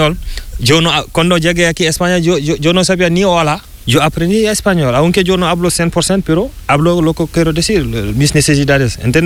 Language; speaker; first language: Spanish; non-native, learner; Fula